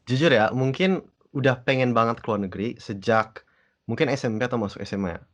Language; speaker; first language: Indonesian; early bilingual, other home language; English